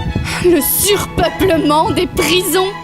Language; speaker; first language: French; native; French